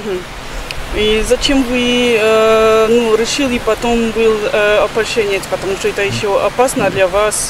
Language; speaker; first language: Russian; non-native, learner; French